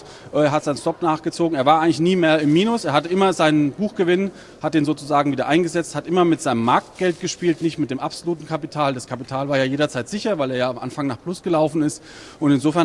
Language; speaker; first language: German; native; German